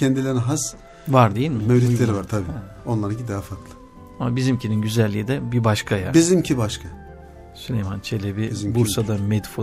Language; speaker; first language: Turkish; native; Turkish